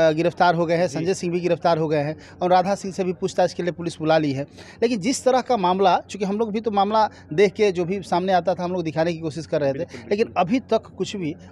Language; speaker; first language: Hindi; native; Hindi